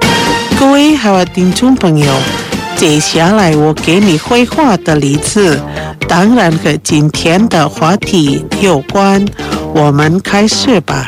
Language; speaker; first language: Chinese; non-native, local second language; Indonesian